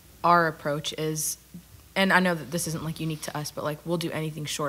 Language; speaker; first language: English; non-native, local second language; Afrikaans